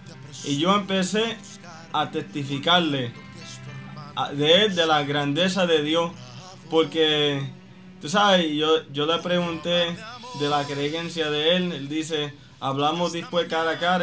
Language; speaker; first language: Spanish; native; Spanish